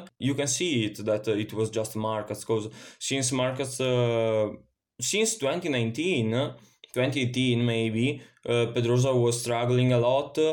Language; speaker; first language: English; non-native, fluent; Italian